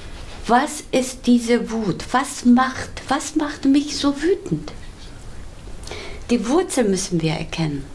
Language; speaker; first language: German; non-native, fluent; Korean